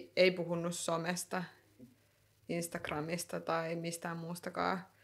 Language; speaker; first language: Finnish; native; Finnish